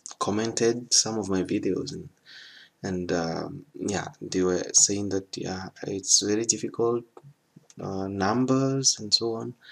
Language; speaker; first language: English; non-native, fluent; French